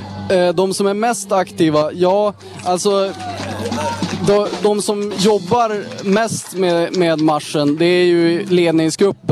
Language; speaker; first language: Swedish; native; Swedish